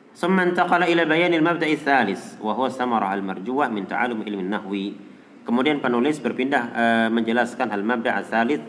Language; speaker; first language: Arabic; non-native, fluent; Indonesian